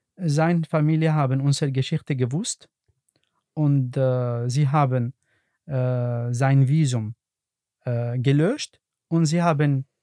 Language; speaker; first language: German; non-native, learner; Arabic